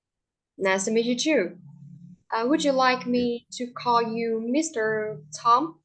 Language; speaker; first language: English; non-native, fluent; Vietnamese